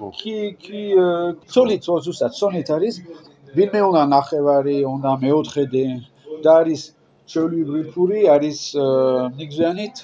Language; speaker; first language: Georgian; non-native, learner; French